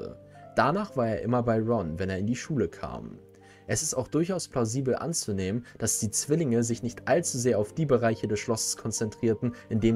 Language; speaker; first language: German; native; German